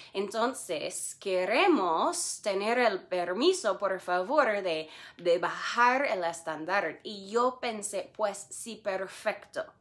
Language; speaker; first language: Spanish; non-native, fluent; English